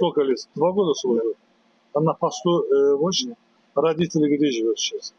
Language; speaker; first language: Russian; non-native, learner; Azerbaijani